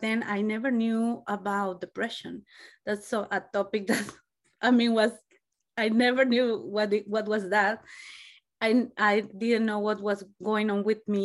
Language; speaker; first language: English; non-native, fluent; Spanish